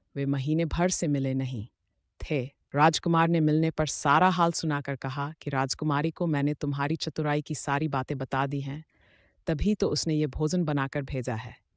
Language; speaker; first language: Hindi; native; Hindi